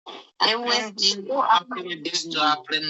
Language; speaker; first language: Portuguese; non-native, learner; Haitian Creole